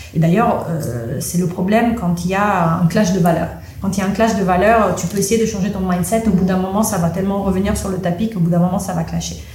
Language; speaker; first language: French; non-native, fluent; Italian